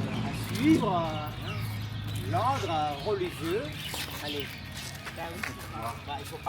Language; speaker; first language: French; non-native, fluent; Thai